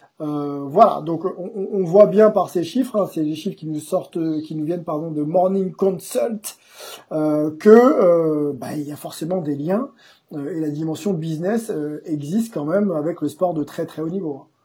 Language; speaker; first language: French; native; French